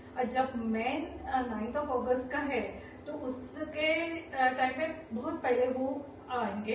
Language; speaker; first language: Hindi; non-native, local second language; Marathi